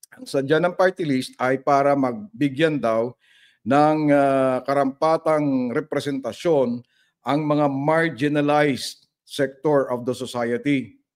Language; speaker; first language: Filipino; non-native, local second language; Iloko